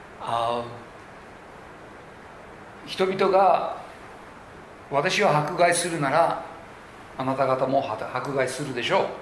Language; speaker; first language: Japanese; non-native, local second language; English